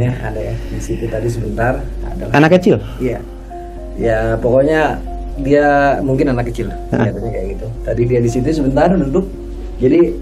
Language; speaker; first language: Indonesian; native; Indonesian